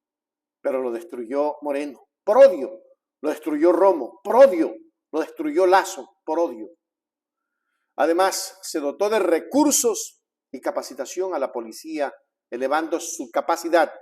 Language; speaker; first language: Spanish; native; Spanish